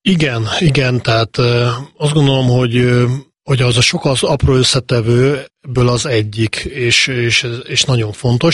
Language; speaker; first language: Hungarian; native; Hungarian